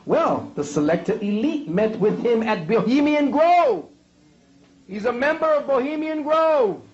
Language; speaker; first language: English; native; English